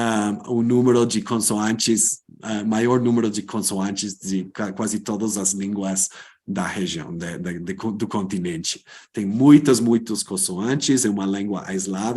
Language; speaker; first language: Portuguese; non-native, fluent; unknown